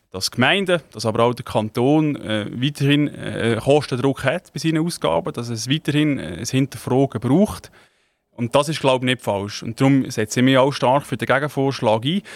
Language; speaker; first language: German; native; German